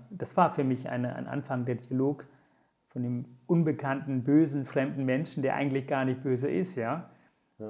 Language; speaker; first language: German; non-native, fluent; Tamil